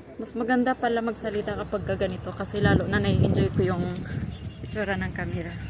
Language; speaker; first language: Filipino; non-native, local second language; Cebuano